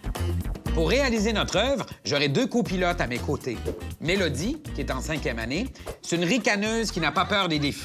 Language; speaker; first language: French; native; French